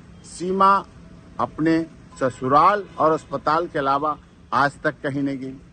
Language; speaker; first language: Hindi; native; Hindi